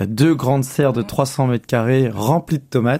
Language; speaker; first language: French; native; French